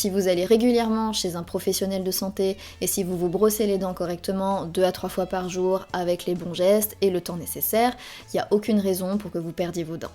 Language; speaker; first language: French; native; French